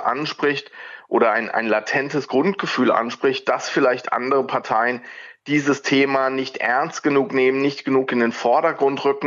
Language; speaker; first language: German; native; German